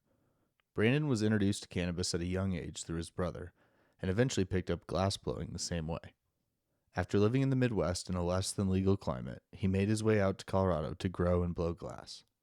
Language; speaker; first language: English; native; English